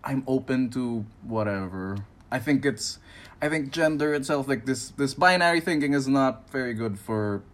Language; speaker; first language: English; non-native, local second language; Filipino